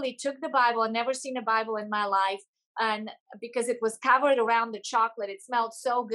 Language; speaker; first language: English; non-native, fluent; Bulgarian